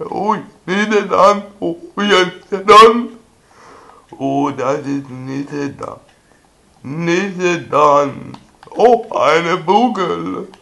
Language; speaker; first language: German; non-native, learner; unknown